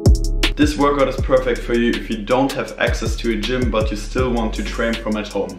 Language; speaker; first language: English; non-native, fluent; German